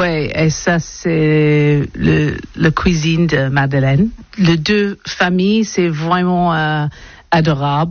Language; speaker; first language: French; non-native, learner; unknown